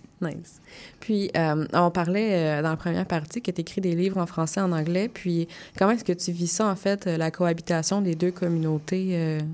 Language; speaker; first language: French; native; French